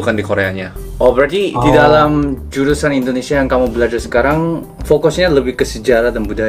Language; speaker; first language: Indonesian; non-native, fluent; Korean